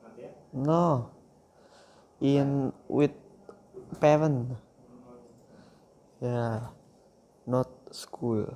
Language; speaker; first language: English; non-native, learner; Indonesian